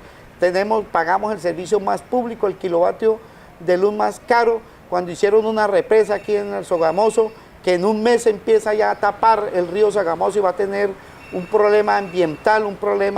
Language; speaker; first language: Spanish; native; Spanish